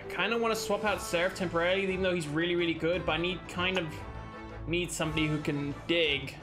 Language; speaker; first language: English; native; English